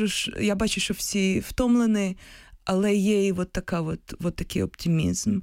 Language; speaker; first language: Ukrainian; early bilingual, heritage; Ukrainian